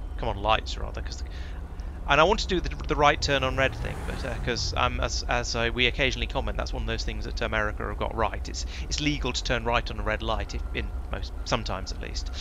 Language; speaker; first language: English; native; English